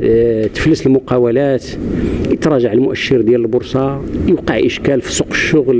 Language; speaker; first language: Arabic; native; Arabic